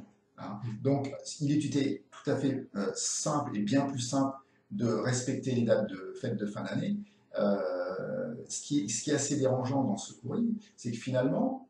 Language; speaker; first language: French; native; French